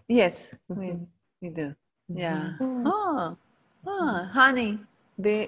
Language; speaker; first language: English; non-native, learner; Spanish